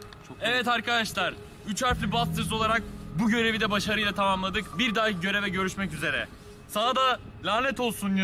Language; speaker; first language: Turkish; native; Turkish